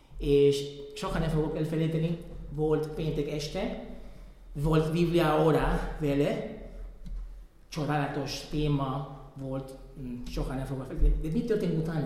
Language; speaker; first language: Hungarian; non-native, fluent; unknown